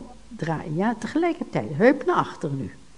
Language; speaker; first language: Dutch; native; Dutch